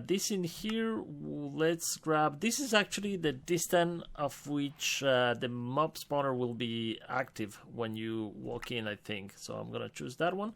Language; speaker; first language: English; non-native, fluent; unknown